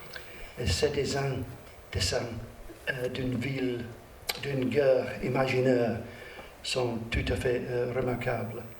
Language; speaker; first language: French; non-native, learner; English